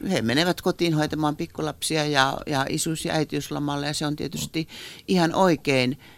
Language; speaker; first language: Finnish; native; Finnish